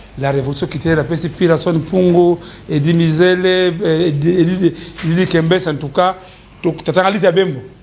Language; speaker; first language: French; non-native, local second language; Lingala